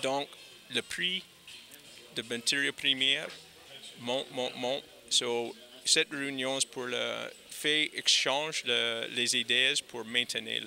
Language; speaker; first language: French; non-native, learner; English